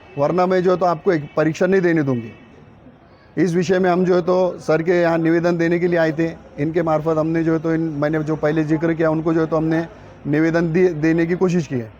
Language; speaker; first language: Hindi; non-native, local second language; Urdu